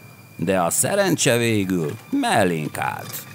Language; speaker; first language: Hungarian; native; Hungarian